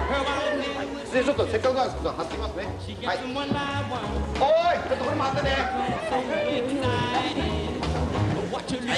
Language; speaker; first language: Japanese; native; Japanese